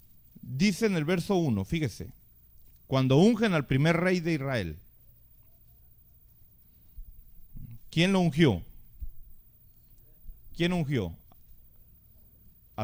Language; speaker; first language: Spanish; native; Spanish